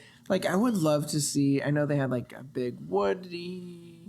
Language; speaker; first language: English; native; English